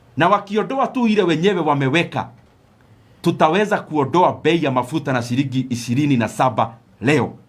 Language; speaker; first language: Swahili; non-native, local second language; Kikuyu